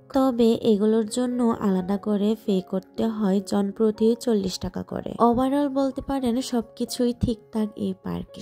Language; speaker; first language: Bangla; non-native, local second language; Chakma